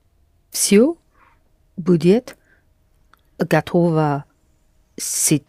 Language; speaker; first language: Russian; non-native, learner; English